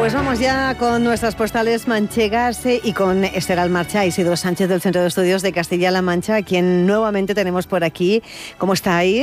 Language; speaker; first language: Spanish; native; Spanish